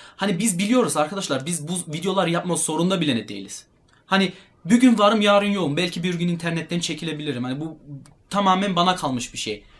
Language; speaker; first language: Turkish; early bilingual, heritage; Turkish